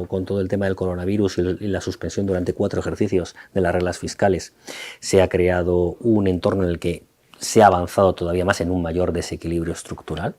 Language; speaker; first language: Spanish; native; Spanish